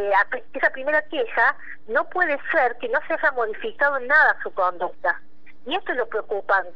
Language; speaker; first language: Spanish; native; Spanish